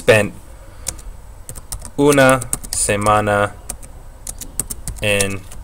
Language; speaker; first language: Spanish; non-native, fluent; English